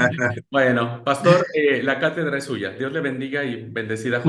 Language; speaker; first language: Spanish; native; Spanish